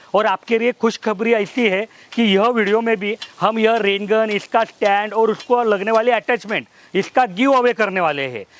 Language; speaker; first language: Hindi; non-native, local second language; Marathi